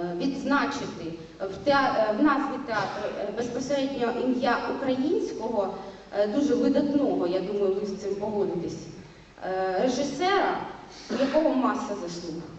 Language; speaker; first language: Ukrainian; non-native, local second language; Russian